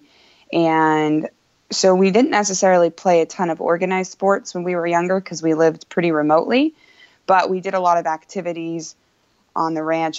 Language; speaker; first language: English; native; English